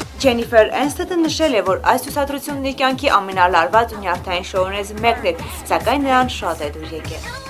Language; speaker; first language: Armenian; native; Armenian